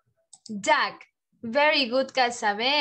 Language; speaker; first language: English; non-native, learner; Spanish